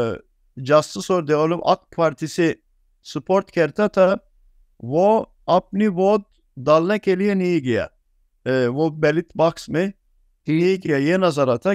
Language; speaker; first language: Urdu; non-native, fluent; Turkish